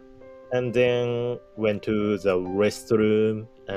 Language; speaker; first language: English; non-native, learner; Japanese